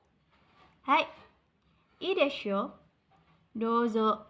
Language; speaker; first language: Japanese; non-native, learner; Indonesian